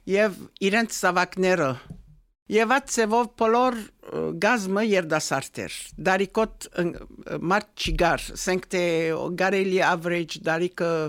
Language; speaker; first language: Armenian; early bilingual, heritage; Armenian